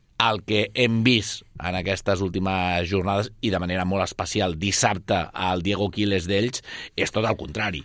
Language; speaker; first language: Catalan; native; Catalan